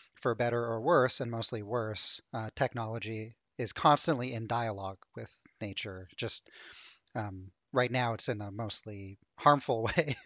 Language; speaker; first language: English; native; English